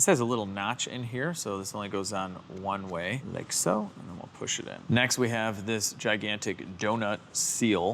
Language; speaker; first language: English; native; English